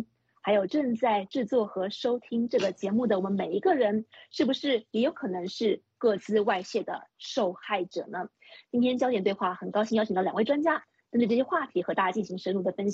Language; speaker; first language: Chinese; native; Chinese